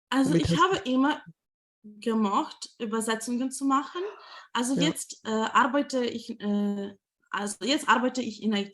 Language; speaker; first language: German; non-native, fluent; Ukrainian